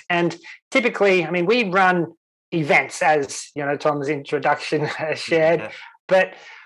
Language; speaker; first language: English; native; English